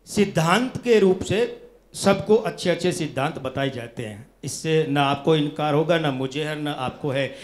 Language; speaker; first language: Hindi; native; Hindi